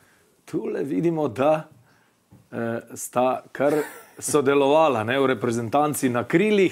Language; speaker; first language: Slovenian; native; Slovenian